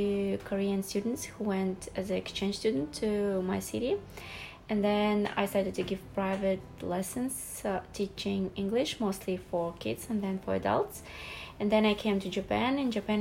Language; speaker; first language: English; non-native, fluent; Russian